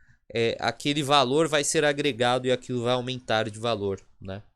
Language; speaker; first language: Portuguese; native; Portuguese